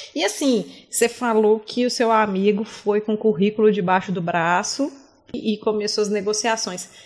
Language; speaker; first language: Portuguese; native; Portuguese